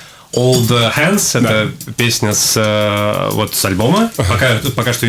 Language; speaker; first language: Russian; native; Russian